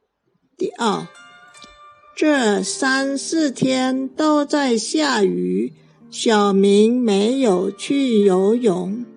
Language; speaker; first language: Chinese; non-native, fluent; Indonesian